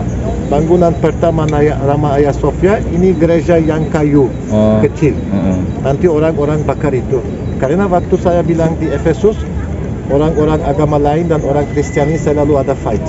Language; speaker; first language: Indonesian; non-native, learner; Turkish